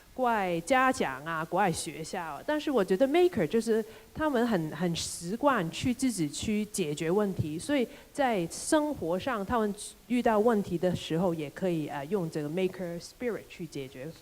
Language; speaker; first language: Chinese; non-native, local second language; Cantonese